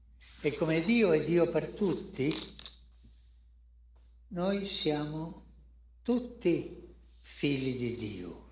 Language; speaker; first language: Italian; non-native, fluent; Spanish